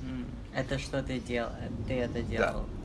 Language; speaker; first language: Russian; early bilingual, heritage; Russian